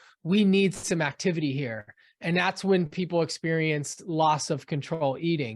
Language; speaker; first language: English; native; English